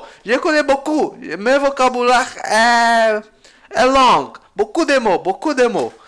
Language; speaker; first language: French; non-native, learner; Portuguese